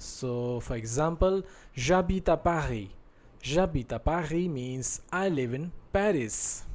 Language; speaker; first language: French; non-native, fluent; Hindi